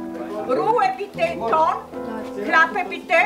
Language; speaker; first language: German; non-native, fluent; Polish